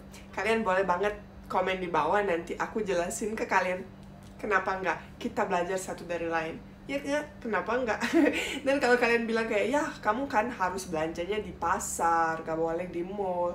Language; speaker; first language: Indonesian; non-native, fluent; Bosnian